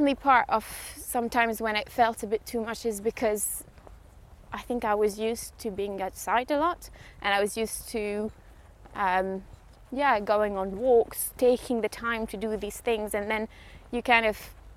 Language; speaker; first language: English; non-native, fluent; French